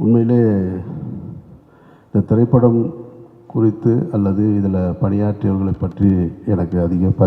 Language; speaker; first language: Tamil; native; Tamil